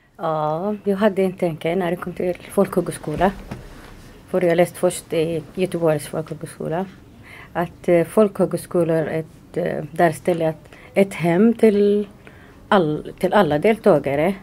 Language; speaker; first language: Swedish; non-native, learner; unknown